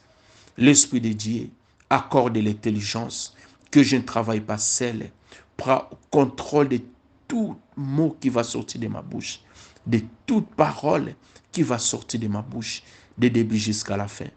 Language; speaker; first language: French; non-native, local second language; Lingala